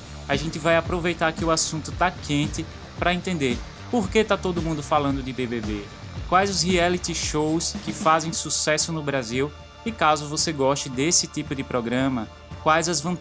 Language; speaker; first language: Portuguese; native; Portuguese